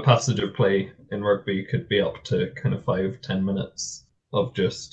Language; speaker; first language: English; native; English